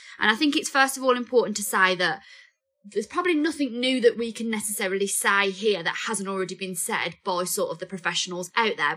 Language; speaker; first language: English; native; English